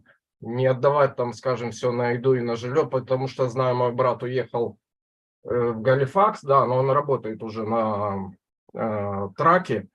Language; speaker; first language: Russian; non-native, local second language; Ukrainian